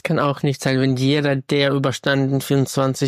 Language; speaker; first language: German; non-native, fluent; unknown